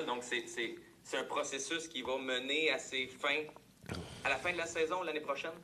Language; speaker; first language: French; native; French